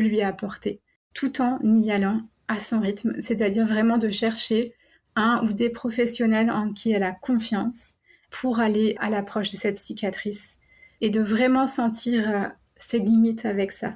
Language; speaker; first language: French; native; French